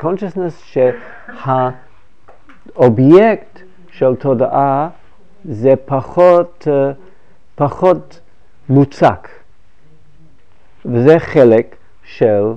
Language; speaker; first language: Hebrew; non-native, fluent; English